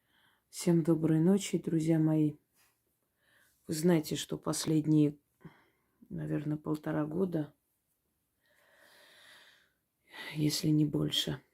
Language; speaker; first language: Russian; native; Russian